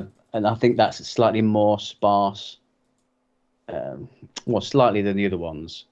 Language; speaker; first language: English; native; English